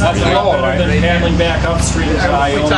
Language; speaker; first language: English; native; English